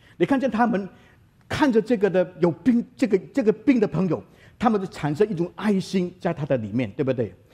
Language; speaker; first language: Chinese; native; Chinese